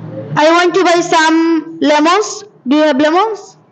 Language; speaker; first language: English; non-native, learner; Bangla